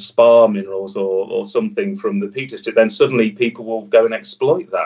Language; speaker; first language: English; native; English